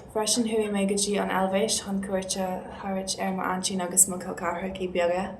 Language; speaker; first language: Irish; non-native, local second language; English